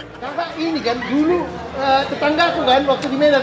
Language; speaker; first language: Indonesian; native; Indonesian